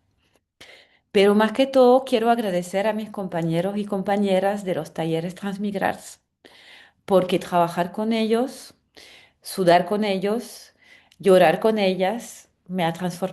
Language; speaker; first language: Spanish; non-native, fluent; French